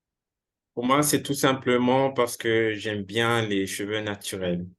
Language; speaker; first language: French; non-native, fluent; English